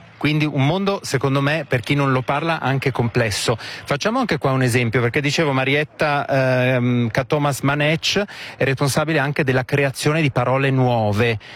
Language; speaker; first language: Italian; native; Italian